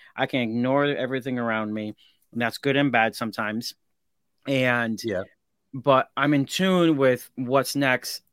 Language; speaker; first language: English; native; English